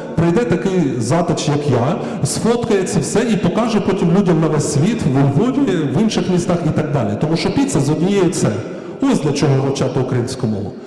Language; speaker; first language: Ukrainian; native; Ukrainian